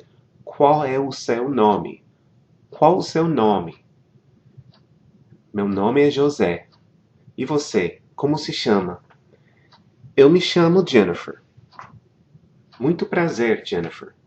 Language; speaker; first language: Portuguese; non-native, fluent; English